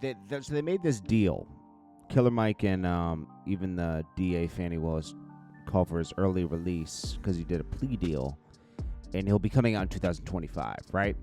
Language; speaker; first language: English; native; English